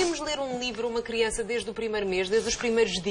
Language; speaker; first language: Portuguese; native; Portuguese